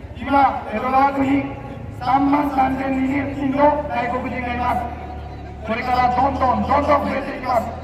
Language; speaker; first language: Japanese; non-native, fluent; Marathi